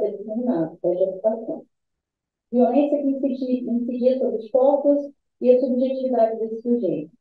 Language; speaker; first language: Portuguese; native; Portuguese